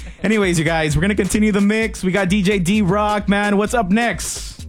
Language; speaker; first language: English; early bilingual, other home language; Spanish